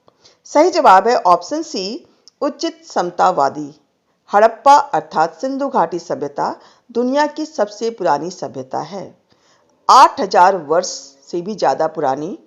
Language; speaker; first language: Hindi; native; Hindi